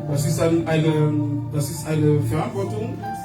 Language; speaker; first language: German; non-native, fluent; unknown